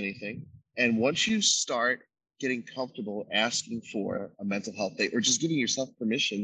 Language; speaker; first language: English; native; English